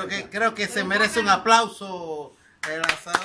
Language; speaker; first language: Spanish; native; Spanish